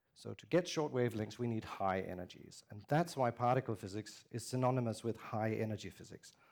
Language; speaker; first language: English; non-native, fluent; Danish